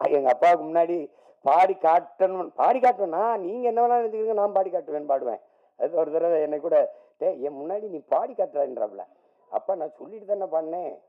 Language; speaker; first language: Tamil; native; Tamil